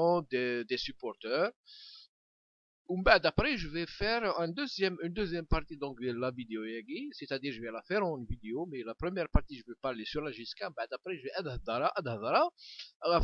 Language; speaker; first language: French; non-native, local second language; Kabyle